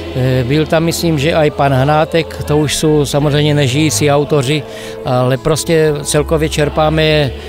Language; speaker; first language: Czech; native; Czech